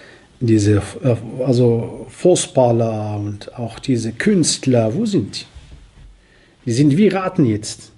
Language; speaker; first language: German; non-native, fluent; Arabic